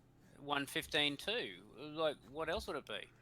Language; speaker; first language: English; native; English